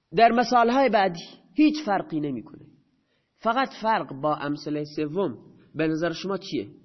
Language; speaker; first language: Persian; non-native, local second language; Baluchi